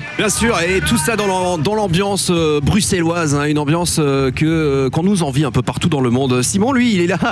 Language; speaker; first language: French; native; French